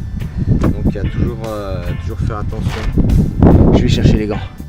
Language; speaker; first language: French; native; French